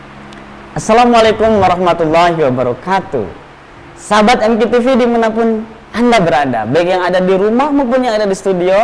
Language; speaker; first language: Indonesian; native; Indonesian